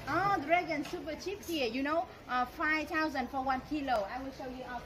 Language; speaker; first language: English; non-native, learner; Vietnamese